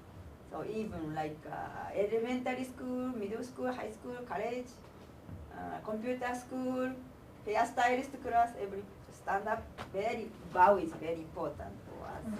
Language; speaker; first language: English; non-native, learner; Japanese